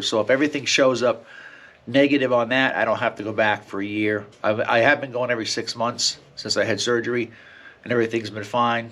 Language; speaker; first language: English; native; English